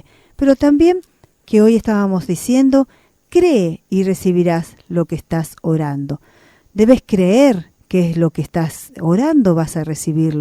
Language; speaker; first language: Spanish; native; Spanish